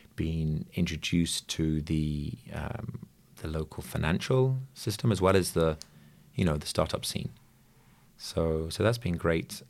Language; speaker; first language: English; native; English